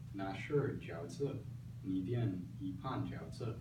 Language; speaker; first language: Chinese; non-native, learner; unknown